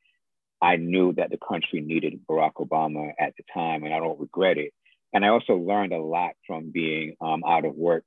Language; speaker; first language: English; native; English